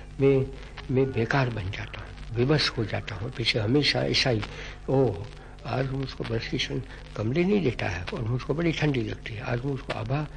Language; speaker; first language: Hindi; non-native, local second language; Gujarati